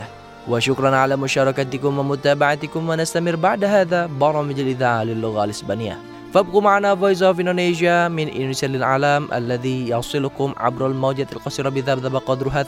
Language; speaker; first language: Arabic; non-native, fluent; Indonesian